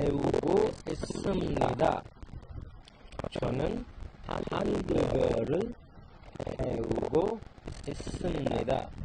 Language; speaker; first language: Korean; non-native, fluent; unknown